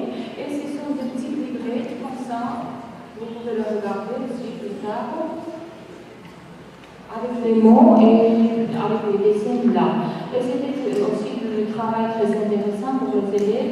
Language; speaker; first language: French; non-native, fluent; Georgian